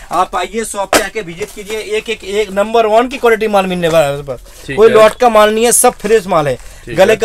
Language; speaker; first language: Hindi; non-native, local second language; Bangla